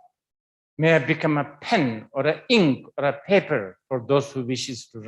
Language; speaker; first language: English; non-native, fluent; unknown